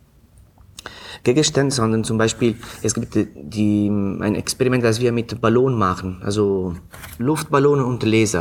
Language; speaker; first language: German; non-native, fluent; Italian